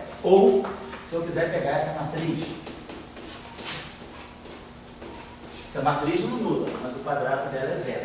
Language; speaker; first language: Portuguese; native; Portuguese